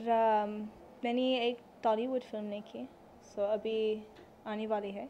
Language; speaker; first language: Hindi; non-native, learner; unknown